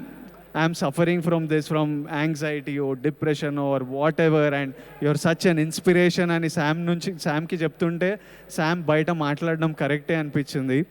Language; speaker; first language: Telugu; native; Telugu